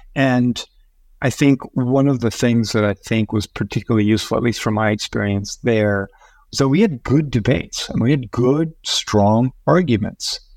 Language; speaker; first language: English; early bilingual, other home language; Spanish